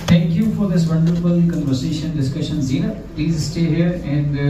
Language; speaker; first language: English; non-native, local second language; Urdu